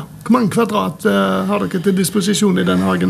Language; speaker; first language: Norwegian; native; Norwegian